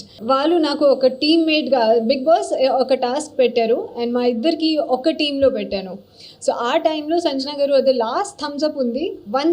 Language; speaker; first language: Telugu; non-native, learner; Hindi